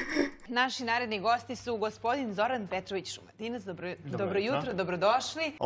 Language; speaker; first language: Bosnian; native; Bosnian